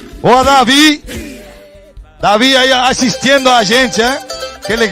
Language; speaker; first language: Portuguese; non-native, learner; Spanish